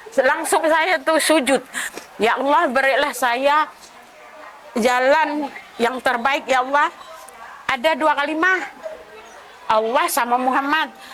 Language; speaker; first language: Indonesian; non-native, local second language; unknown